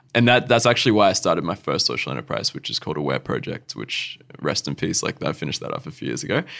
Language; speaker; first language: English; native; English